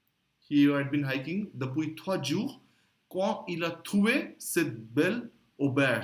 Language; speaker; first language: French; non-native, fluent; Hindi